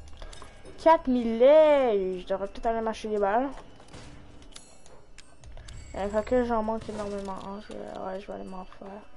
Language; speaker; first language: French; native; French